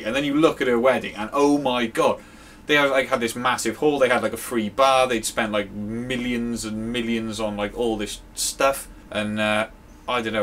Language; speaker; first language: English; native; English